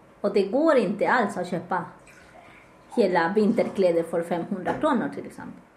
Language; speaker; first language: Swedish; non-native, fluent; Spanish